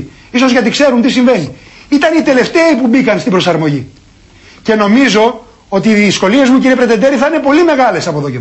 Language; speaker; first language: Greek; native; Greek